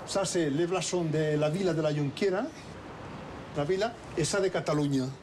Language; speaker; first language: French; non-native, learner; Spanish